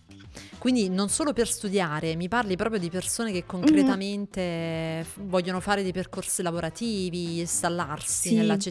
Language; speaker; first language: Italian; native; Italian